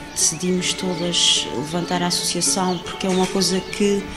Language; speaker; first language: Portuguese; native; Portuguese